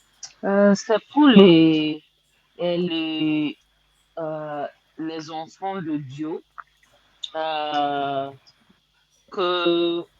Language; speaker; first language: French; non-native, learner; English